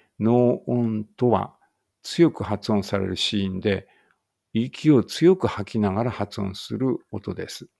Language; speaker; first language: Japanese; native; Japanese